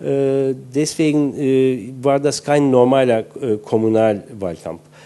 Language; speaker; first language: German; non-native, fluent; Turkish